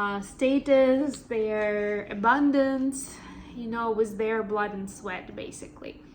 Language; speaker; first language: English; non-native, fluent; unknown